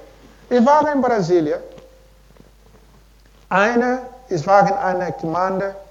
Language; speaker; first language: German; non-native, learner; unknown